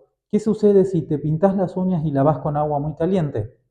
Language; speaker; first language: Spanish; native; Spanish